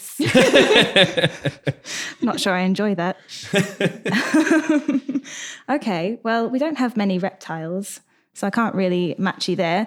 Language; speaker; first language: English; native; English